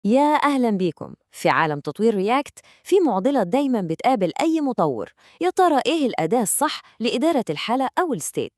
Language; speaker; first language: Arabic; native; Arabic